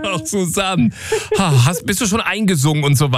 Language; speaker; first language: German; native; German